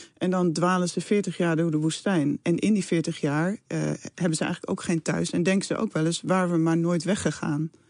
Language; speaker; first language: Dutch; native; Dutch